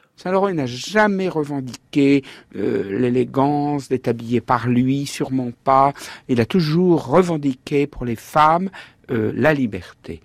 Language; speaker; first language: French; native; French